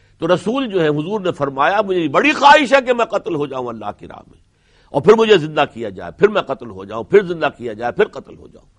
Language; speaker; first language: Urdu; native; Urdu